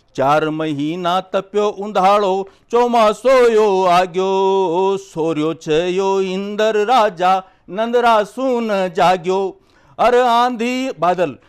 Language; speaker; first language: Hindi; native; Hindi